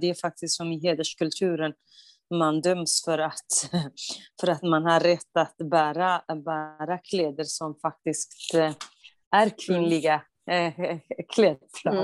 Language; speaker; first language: Swedish; non-native, fluent; Kurdish